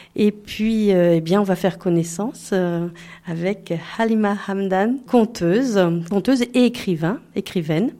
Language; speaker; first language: French; native; French